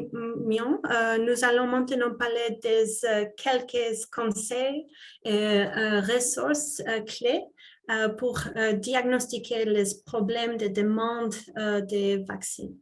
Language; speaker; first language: French; non-native, fluent; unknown